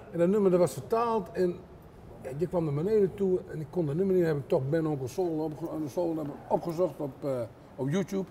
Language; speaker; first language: Dutch; native; Dutch